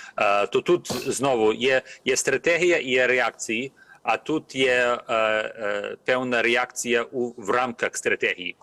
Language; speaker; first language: Ukrainian; early bilingual, heritage; Ukrainian